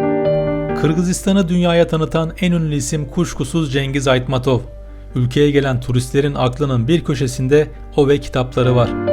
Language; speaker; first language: Turkish; native; Turkish